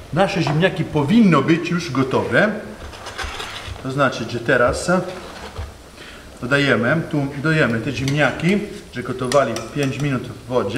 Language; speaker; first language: Polish; non-native, learner; Italian